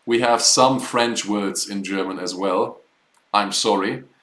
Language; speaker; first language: English; non-native, fluent; German